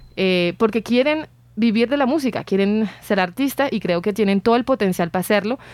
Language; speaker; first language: Spanish; non-native, fluent; French